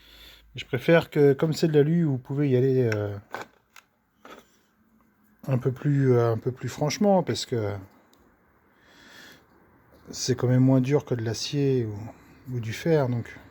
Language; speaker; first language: French; native; French